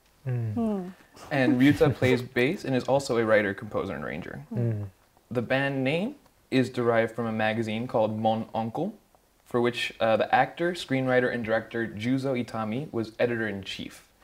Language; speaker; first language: English; early bilingual, other home language; Japanese